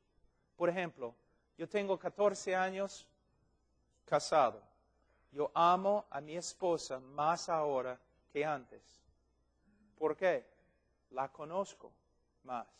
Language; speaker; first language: Spanish; non-native, fluent; English